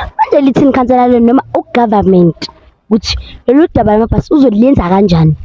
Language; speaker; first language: Zulu; native; Zulu